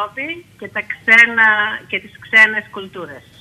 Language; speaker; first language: Greek; early bilingual, heritage; Greek